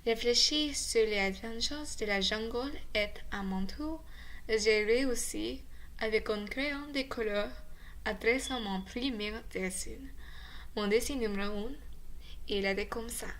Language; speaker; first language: French; non-native, learner; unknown